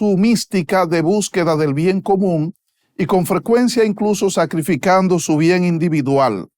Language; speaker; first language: Spanish; native; Spanish